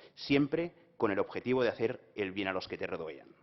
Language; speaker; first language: Spanish; non-native, local second language; Catalan